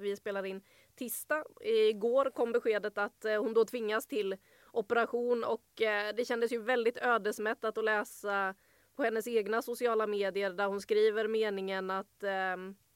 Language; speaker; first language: Swedish; native; Swedish